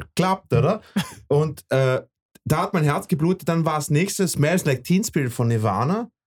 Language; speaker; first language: German; early bilingual, other home language; Bosnian